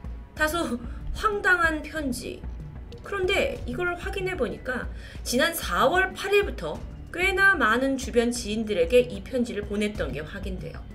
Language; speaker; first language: Korean; native; Korean